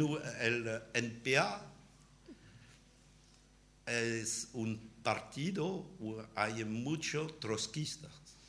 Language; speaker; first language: Spanish; non-native, learner; French